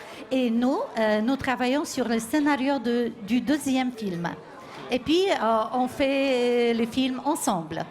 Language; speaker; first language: French; non-native, fluent; Polish